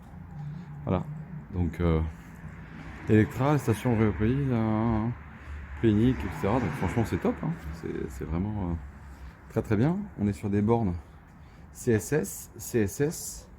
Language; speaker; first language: French; native; French